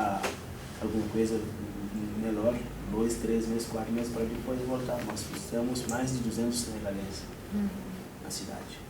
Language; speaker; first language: Portuguese; non-native, fluent; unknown